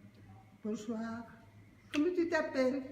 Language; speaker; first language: French; non-native, learner; Spanish